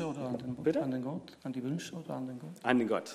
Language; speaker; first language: German; non-native, fluent; Czech